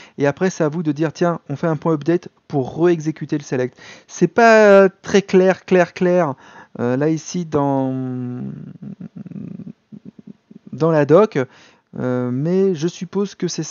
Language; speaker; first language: French; native; French